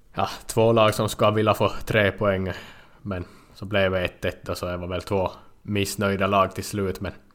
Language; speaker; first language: Swedish; native; Swedish